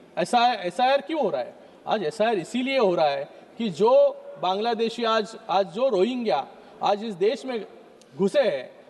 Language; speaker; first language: Hindi; non-native, local second language; Marathi